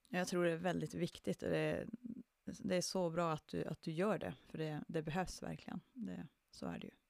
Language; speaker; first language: Swedish; native; Swedish